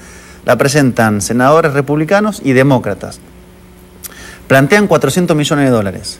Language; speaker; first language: Spanish; native; Spanish